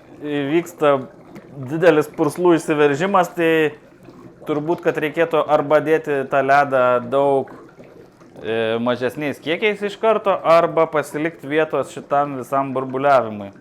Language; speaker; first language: Lithuanian; native; Lithuanian